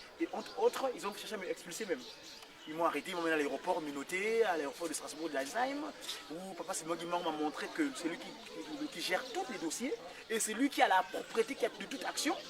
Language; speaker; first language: French; non-native, local second language; Kongo